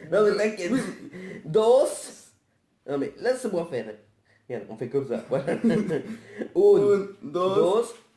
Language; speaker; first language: French; native; French